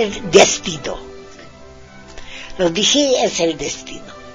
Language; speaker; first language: Spanish; non-native, fluent; Hungarian